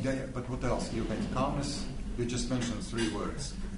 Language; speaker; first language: English; non-native, fluent; Russian